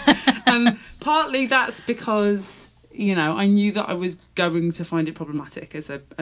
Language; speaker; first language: English; native; English